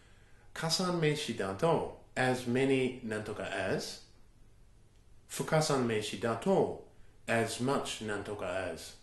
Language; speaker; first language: Japanese; non-native, fluent; English